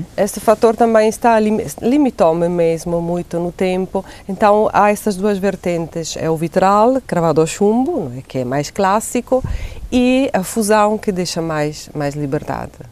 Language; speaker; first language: Portuguese; non-native, fluent; Italian